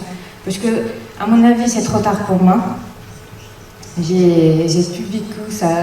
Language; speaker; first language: French; non-native, fluent; Arabic